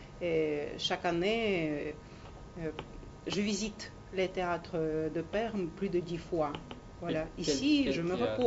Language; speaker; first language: French; non-native, fluent; Russian